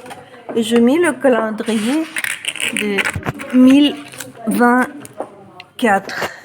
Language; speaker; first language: French; non-native, fluent; Russian